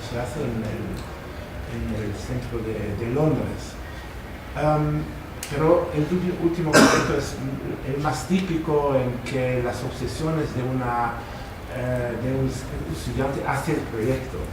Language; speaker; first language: Spanish; non-native, fluent; German